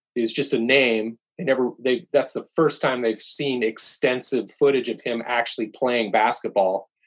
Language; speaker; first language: English; native; English